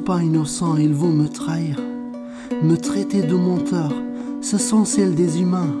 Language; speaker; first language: French; early bilingual, other home language; Kurdish